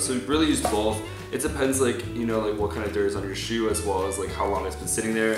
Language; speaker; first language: English; native; English